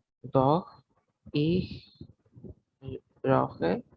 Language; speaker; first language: German; non-native, learner; Urdu